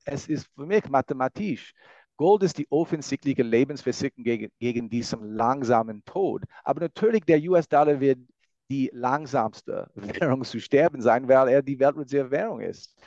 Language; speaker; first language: German; non-native, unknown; English